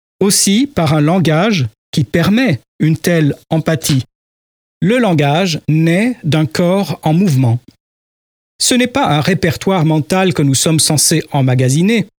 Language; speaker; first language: French; native; French